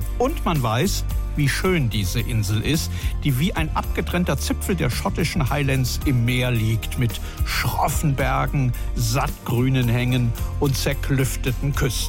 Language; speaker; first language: German; native; German